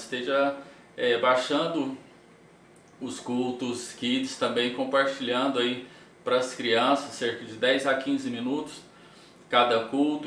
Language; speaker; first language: Portuguese; native; Portuguese